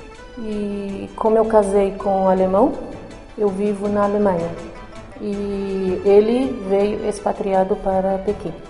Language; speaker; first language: Portuguese; non-native, local second language; Kabuverdianu